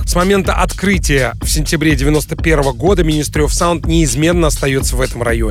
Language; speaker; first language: Russian; native; Russian